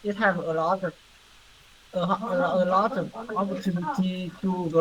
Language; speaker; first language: English; non-native, learner; Vietnamese